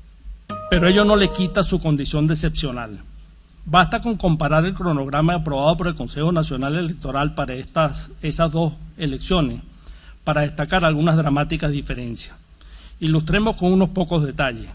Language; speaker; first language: Spanish; native; Spanish